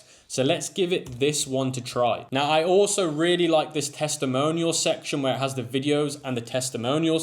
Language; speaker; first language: English; native; English